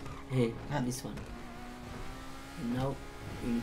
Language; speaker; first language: English; non-native, learner; French